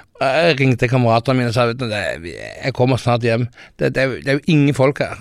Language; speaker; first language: Norwegian; early bilingual, heritage; Norwegian